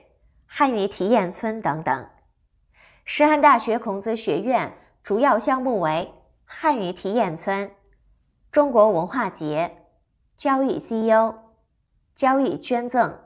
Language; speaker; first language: Chinese; non-native, fluent; Korean